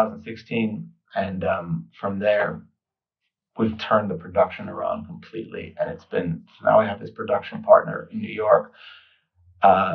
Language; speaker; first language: English; native; English